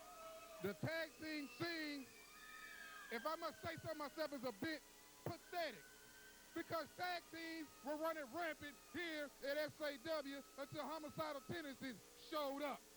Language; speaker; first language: English; native; English